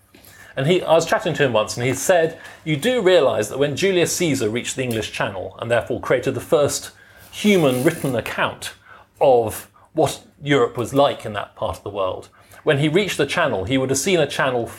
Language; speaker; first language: English; native; English